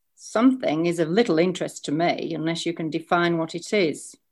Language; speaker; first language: English; native; English